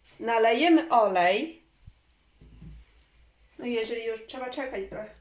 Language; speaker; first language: Polish; non-native, learner; Chinese